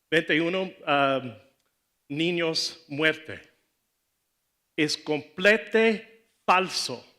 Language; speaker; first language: Spanish; non-native, learner; English